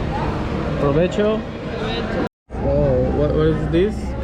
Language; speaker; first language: English; non-native, learner; Korean